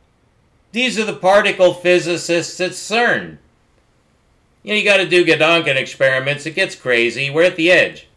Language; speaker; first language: English; native; English